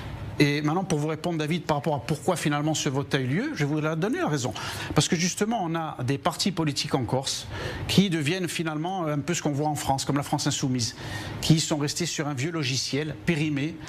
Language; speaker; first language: French; native; French